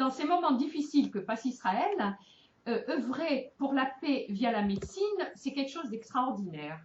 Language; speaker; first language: French; native; French